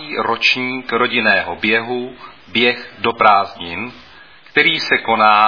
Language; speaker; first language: Czech; native; Czech